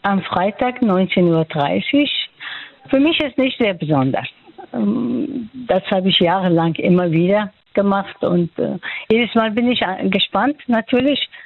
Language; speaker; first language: German; non-native, fluent; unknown